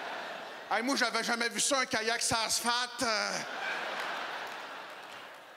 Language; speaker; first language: French; native; French